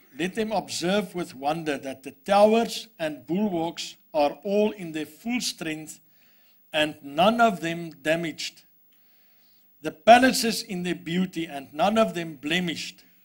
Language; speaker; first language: English; non-native, local second language; Afrikaans